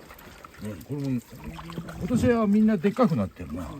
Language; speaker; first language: Japanese; native; Japanese